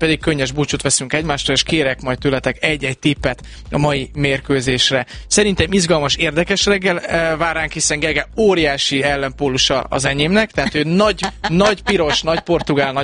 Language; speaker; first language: Hungarian; native; Hungarian